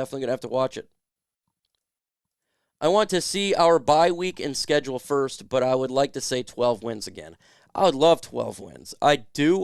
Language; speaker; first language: English; native; English